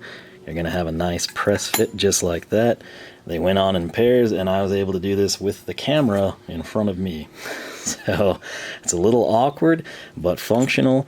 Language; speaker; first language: English; native; English